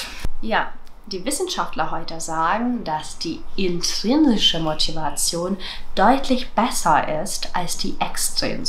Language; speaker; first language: German; non-native, fluent; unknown